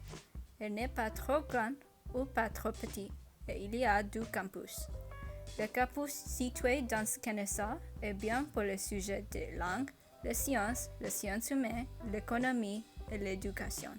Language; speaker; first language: French; non-native, learner; English